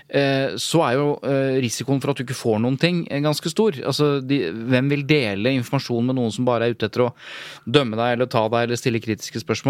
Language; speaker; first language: Norwegian; native; Norwegian